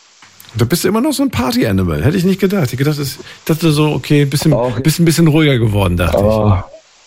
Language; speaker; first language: German; native; German